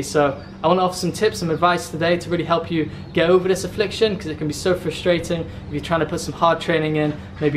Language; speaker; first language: English; native; English